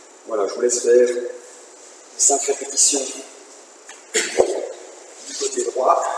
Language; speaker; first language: French; native; French